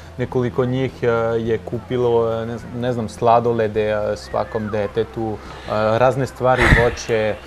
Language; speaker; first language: Serbian; non-native, fluent; French